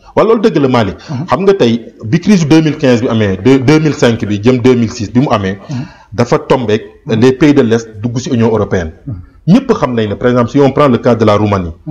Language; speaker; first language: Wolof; non-native, local second language; Fula